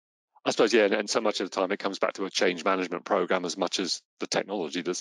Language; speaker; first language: English; native; English